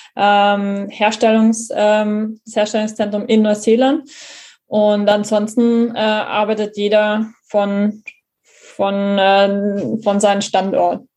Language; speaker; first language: German; native; German